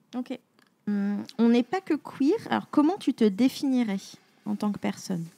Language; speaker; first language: French; native; French